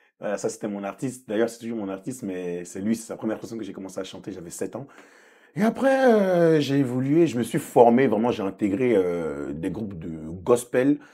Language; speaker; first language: French; early bilingual, other home language; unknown